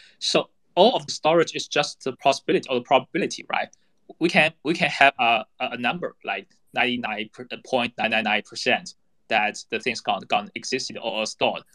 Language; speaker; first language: English; non-native, fluent; Chinese